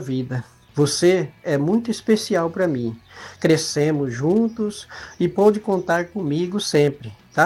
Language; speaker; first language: Portuguese; native; Portuguese